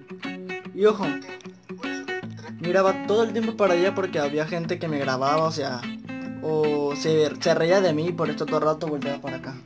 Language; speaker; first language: Spanish; native; Spanish